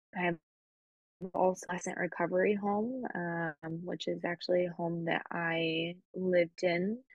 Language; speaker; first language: English; early bilingual, other home language; Spanish